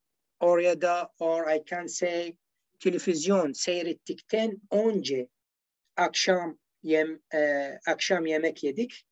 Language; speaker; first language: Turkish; non-native, learner; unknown